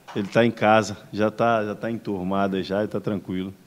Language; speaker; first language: Portuguese; native; Portuguese